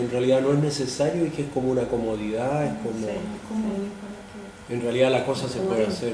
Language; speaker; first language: Spanish; native; Spanish